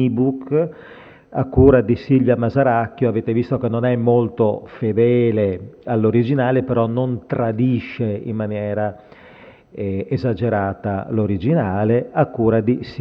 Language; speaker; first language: Italian; native; Italian